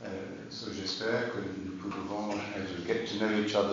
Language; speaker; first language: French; non-native, learner; English